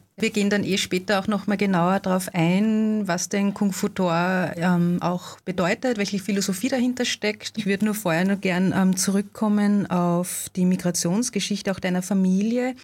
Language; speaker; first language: German; native; German